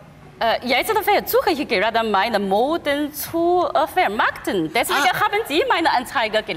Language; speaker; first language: German; non-native, fluent; Chinese